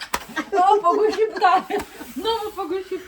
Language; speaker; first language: Korean; non-native, learner; Russian